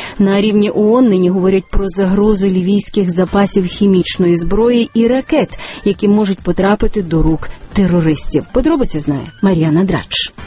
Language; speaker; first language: Ukrainian; native; Ukrainian